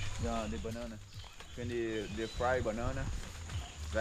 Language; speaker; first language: English; non-native, learner; Portuguese